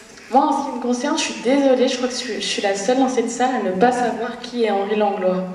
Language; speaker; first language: French; native; French